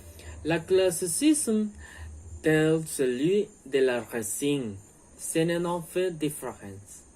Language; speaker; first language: French; non-native, learner; Spanish